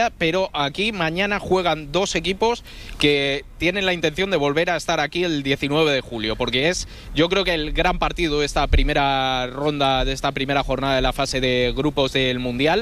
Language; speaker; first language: Spanish; native; Spanish